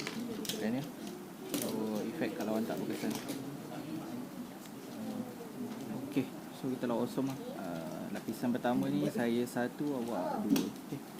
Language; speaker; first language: Malay; native; Malay